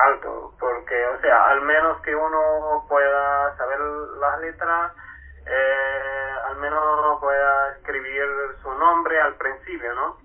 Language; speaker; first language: Spanish; non-native, fluent; Arabic